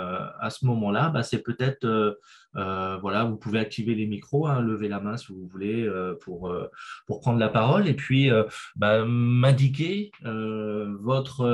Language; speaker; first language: French; native; French